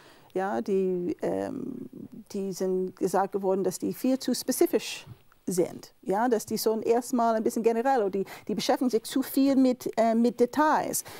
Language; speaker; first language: German; non-native, fluent; English